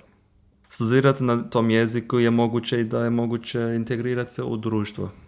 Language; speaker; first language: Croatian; non-native, fluent; Turkish